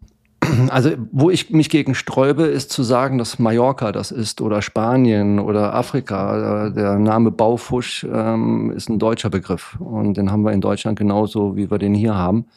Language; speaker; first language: German; native; German